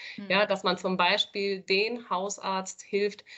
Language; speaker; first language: German; early bilingual, other home language; Spanish